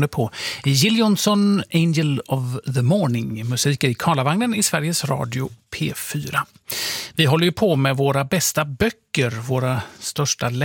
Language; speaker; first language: Swedish; native; Swedish